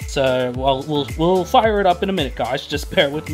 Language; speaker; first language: English; native; English